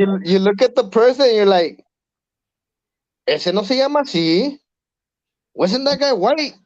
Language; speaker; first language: English; early bilingual, other home language; Spanish